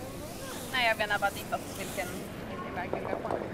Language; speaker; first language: Swedish; native; Swedish